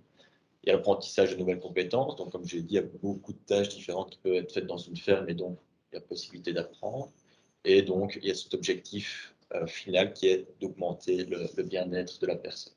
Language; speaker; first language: French; native; French